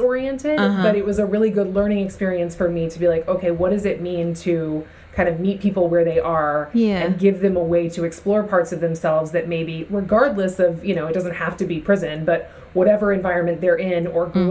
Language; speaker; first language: English; native; English